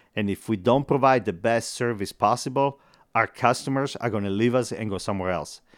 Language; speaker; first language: English; non-native, fluent; Italian